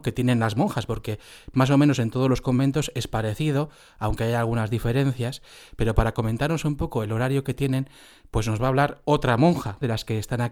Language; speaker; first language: Spanish; native; Spanish